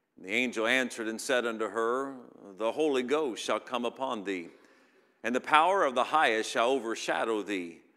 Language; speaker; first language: English; native; English